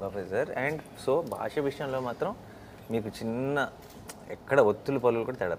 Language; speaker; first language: Telugu; native; Telugu